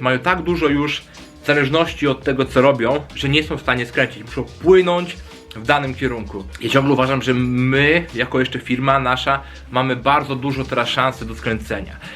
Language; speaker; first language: Polish; native; Polish